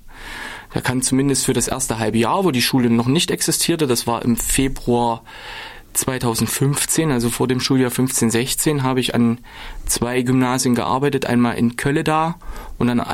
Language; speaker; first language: German; native; German